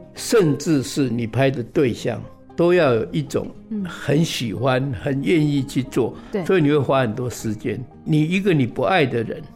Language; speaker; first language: Chinese; native; Chinese